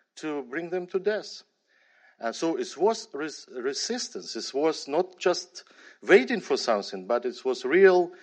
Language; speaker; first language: English; non-native, fluent; Ukrainian